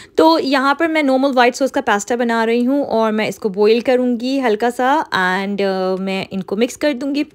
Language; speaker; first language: Urdu; native; Urdu